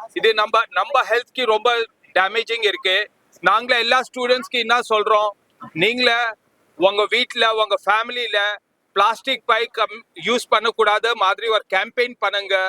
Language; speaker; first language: Tamil; non-native, local second language; Hindi